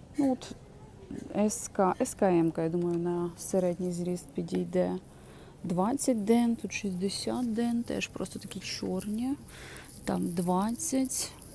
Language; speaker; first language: Ukrainian; non-native, local second language; Russian